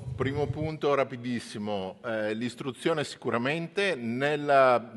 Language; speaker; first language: Italian; native; Italian